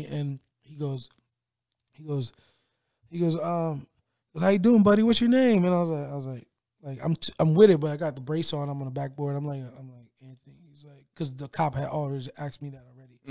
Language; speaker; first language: English; native; English